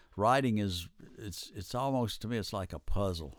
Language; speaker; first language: English; native; English